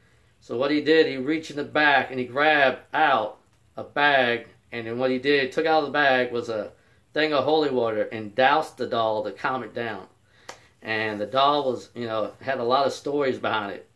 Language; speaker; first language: English; native; English